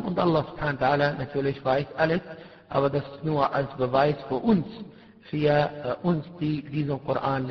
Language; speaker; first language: German; non-native, fluent; Arabic